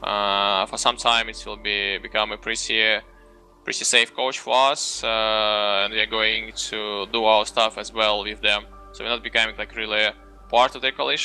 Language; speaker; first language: English; non-native, fluent; Russian